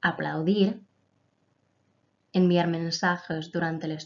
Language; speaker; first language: Spanish; non-native, fluent; Croatian